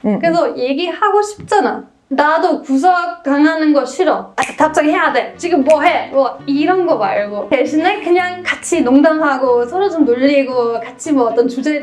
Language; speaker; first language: Korean; non-native, fluent; German